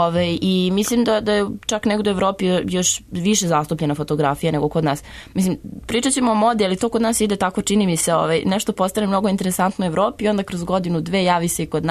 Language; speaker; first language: Serbian; native; Serbian